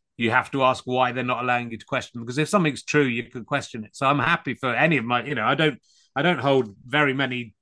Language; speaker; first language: English; native; English